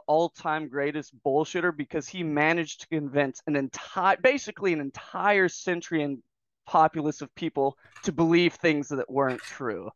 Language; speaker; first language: English; native; English